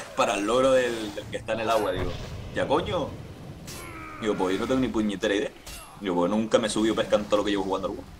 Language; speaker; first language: Spanish; native; Spanish